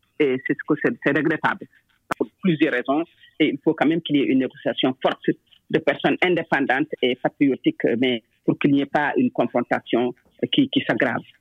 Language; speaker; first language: French; non-native, local second language; Wolof